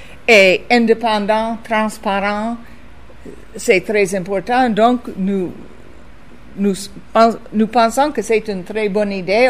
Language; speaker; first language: French; non-native, fluent; English